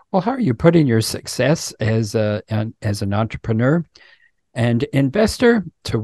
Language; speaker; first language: English; native; English